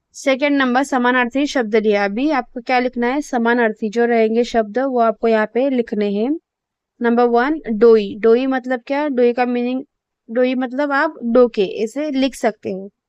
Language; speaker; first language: Hindi; non-native, local second language; Marathi